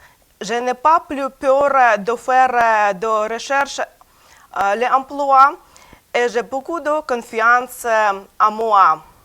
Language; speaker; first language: French; non-native, learner; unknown